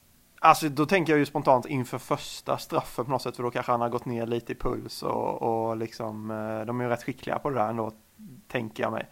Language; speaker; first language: Swedish; native; Swedish